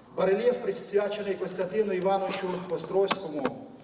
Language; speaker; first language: Ukrainian; native; Ukrainian